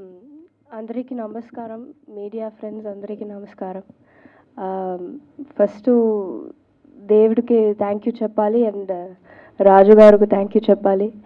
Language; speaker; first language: Telugu; non-native, learner; Tamil